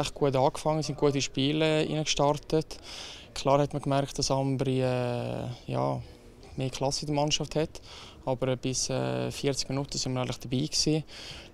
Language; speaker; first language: German; native; German